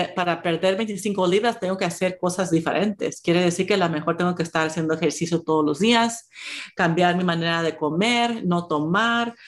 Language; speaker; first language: Spanish; early bilingual, heritage; Spanish